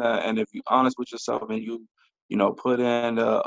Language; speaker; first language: English; native; English